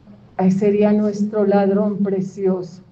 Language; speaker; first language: Spanish; native; Spanish